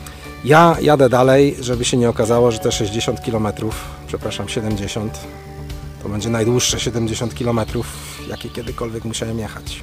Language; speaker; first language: Polish; native; Polish